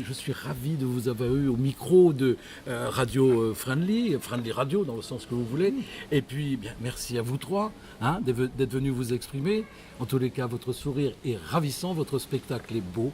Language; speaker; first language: French; native; French